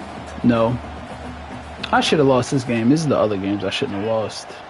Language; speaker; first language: English; native; English